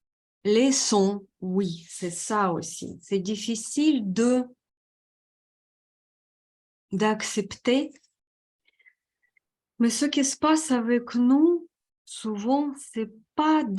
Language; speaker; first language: French; non-native, fluent; Russian